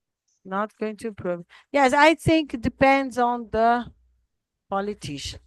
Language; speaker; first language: English; non-native, fluent; Portuguese